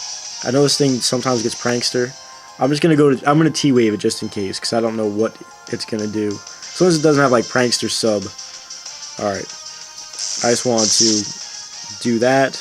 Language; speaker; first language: English; native; English